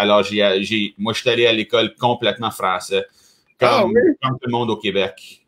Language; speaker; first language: French; native; French